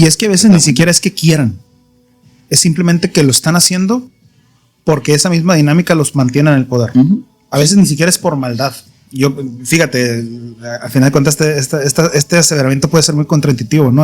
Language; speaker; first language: Spanish; native; Spanish